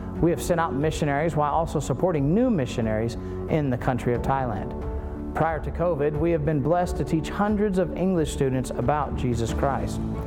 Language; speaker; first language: English; native; English